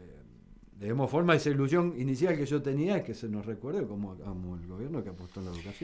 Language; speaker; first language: Spanish; native; Spanish